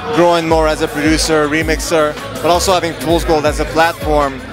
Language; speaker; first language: English; native; English